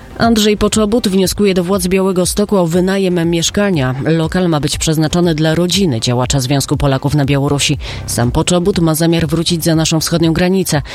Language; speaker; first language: Polish; native; Polish